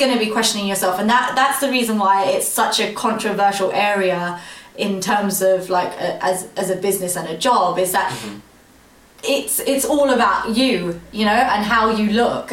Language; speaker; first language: English; native; English